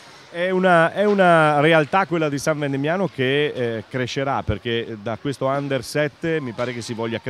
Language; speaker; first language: Italian; native; Italian